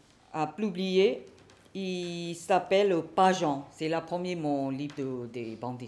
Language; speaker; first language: French; non-native, learner; Burmese